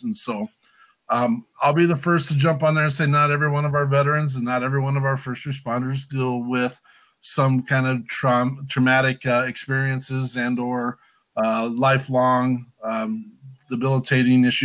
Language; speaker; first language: English; native; English